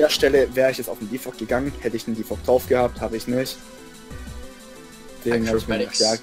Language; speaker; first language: German; native; German